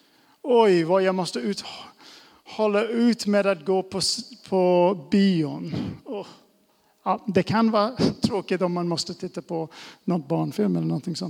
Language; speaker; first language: Swedish; non-native, fluent; English